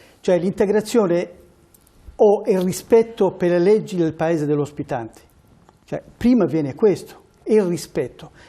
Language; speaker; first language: Italian; early bilingual, other home language; Kurdish